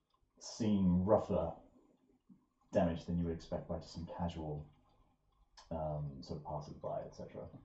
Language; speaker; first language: English; native; English